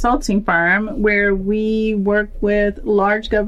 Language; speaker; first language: English; native; English